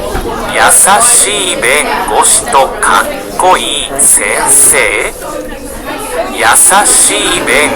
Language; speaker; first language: Japanese; non-native, learner; English